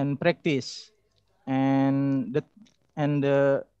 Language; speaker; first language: English; non-native, learner; Indonesian